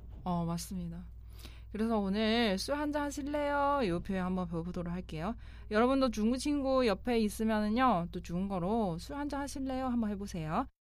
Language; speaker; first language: Korean; non-native, fluent; Chinese